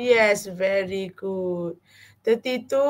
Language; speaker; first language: English; non-native, fluent; Malay